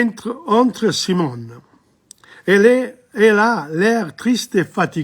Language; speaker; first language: French; non-native, fluent; English